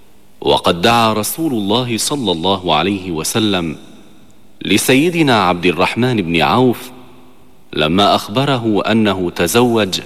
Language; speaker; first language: Arabic; native; Arabic